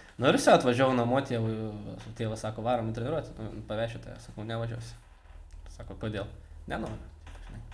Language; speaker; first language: Lithuanian; non-native, local second language; Russian